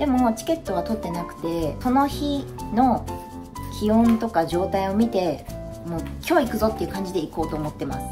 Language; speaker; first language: Japanese; native; Japanese